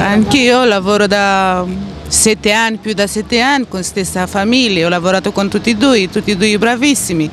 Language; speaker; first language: Italian; non-native, learner; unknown